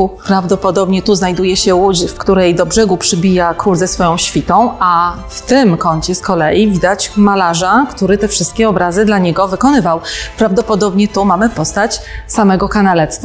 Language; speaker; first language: Polish; native; Polish